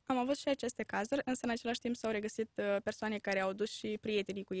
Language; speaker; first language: Romanian; native; Romanian